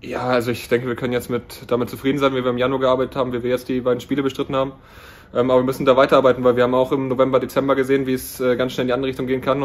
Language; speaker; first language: German; native; German